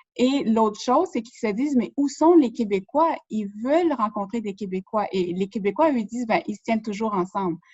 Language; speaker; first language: French; native; French